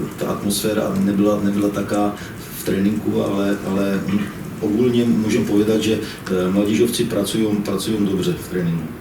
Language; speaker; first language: Polish; non-native, learner; Czech